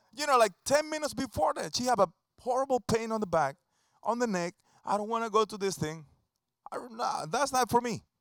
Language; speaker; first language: English; non-native, fluent; Spanish